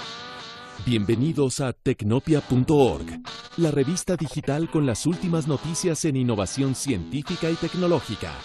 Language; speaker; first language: Spanish; native; Spanish